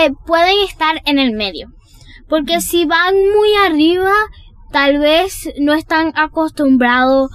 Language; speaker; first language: Spanish; early bilingual, heritage; Spanish